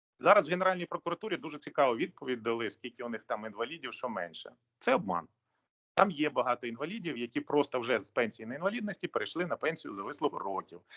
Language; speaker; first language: Ukrainian; native; Ukrainian